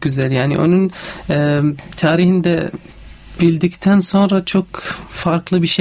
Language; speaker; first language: Turkish; non-native, learner; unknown